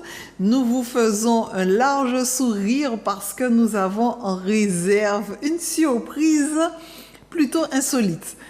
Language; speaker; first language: French; native; French